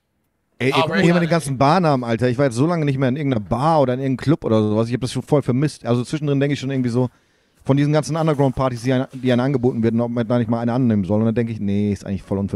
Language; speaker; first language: German; native; German